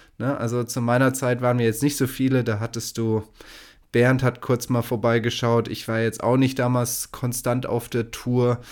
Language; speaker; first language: German; native; German